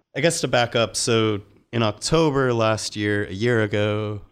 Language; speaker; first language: English; native; English